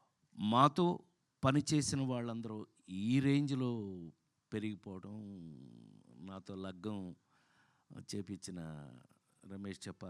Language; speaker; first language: Telugu; native; Telugu